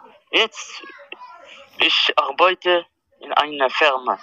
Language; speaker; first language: German; non-native, learner; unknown